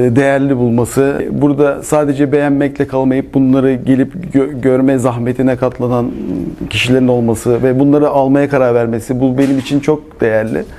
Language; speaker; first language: Turkish; native; Turkish